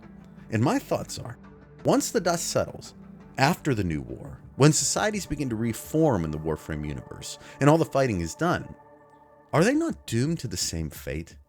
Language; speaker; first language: English; native; English